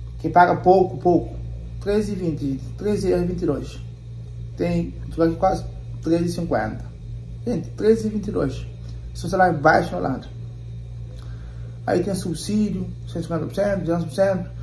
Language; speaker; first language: Portuguese; non-native, local second language; Kabuverdianu